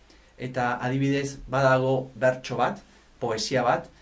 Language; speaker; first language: Basque; non-native, fluent; Spanish